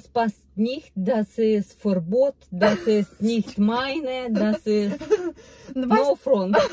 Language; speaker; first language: German; non-native, learner; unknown